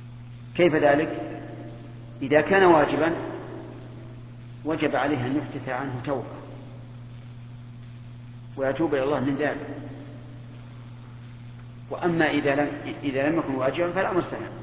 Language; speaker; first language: Arabic; native; Arabic